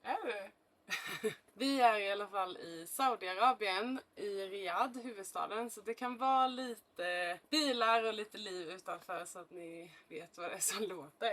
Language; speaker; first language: Swedish; native; Swedish